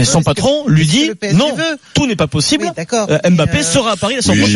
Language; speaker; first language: French; native; French